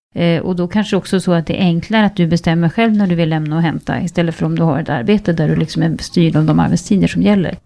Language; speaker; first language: Swedish; native; Swedish